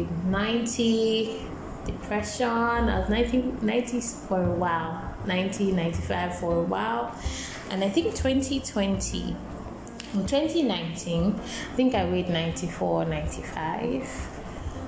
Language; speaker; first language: English; non-native, local second language; Yoruba